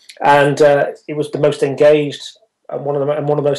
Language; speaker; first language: English; native; English